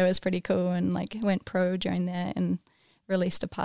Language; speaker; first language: English; native; English